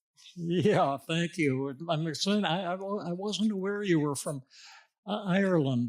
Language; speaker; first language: English; native; English